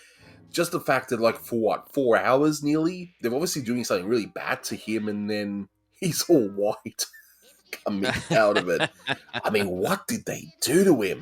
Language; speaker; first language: English; native; English